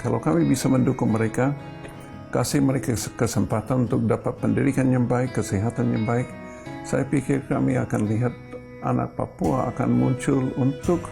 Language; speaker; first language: Indonesian; non-native, fluent; English